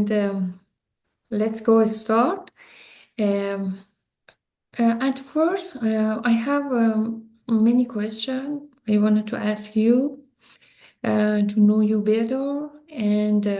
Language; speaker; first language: English; non-native, learner; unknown